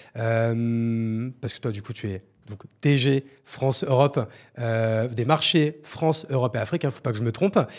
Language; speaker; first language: French; native; French